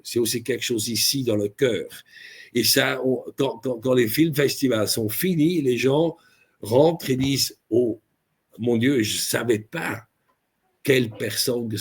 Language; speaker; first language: French; non-native, local second language; German